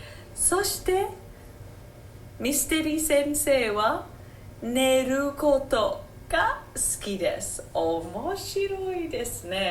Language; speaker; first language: Japanese; non-native, fluent; English